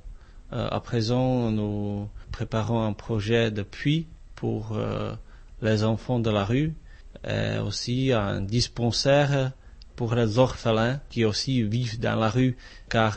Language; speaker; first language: French; non-native, fluent; Czech